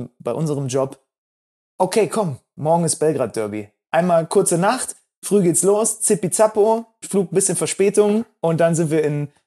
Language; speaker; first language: German; native; German